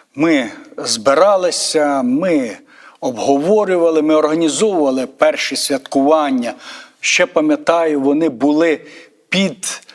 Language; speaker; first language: Ukrainian; native; Ukrainian